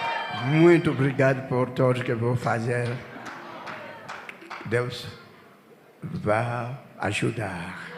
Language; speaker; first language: Portuguese; non-native, learner; Lingala